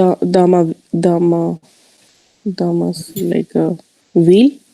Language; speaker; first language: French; non-native, learner; Hindi